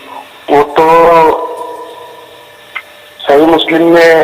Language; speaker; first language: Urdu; non-native, local second language; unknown